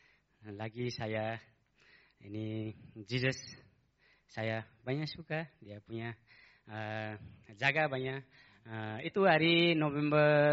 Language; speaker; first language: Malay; non-native, learner; Nepali